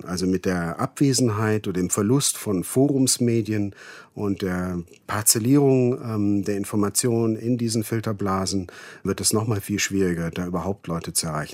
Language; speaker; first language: German; native; German